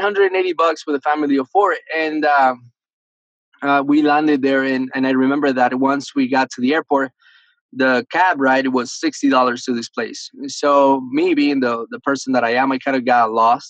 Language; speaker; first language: English; early bilingual, other home language; Spanish